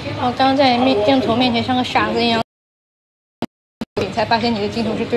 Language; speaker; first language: Chinese; native; Chinese